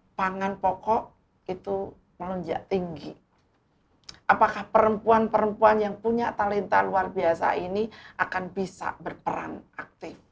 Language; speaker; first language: Indonesian; native; Indonesian